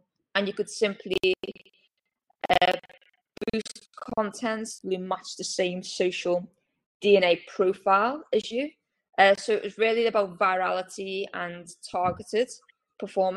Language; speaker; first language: English; native; English